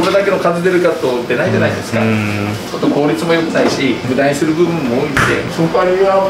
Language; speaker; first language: Japanese; native; Japanese